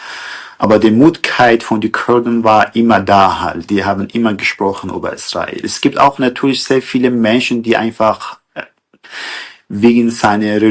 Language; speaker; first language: German; non-native, fluent; Kurdish